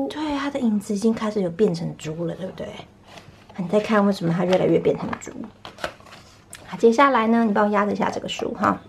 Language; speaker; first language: Chinese; native; Chinese